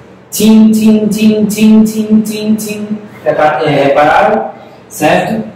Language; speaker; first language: English; non-native, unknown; Portuguese